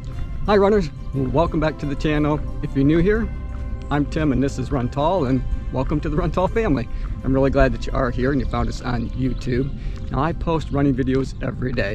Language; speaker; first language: English; native; English